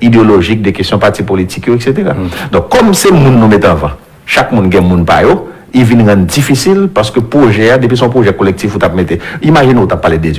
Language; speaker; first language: French; non-native, local second language; Haitian Creole